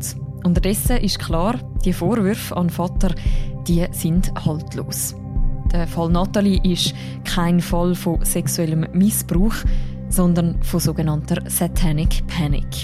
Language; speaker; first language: German; native; German